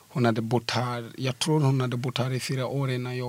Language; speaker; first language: Swedish; early bilingual, other home language; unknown